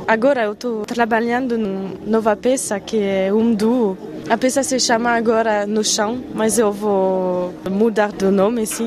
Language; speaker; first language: Portuguese; non-native, fluent; French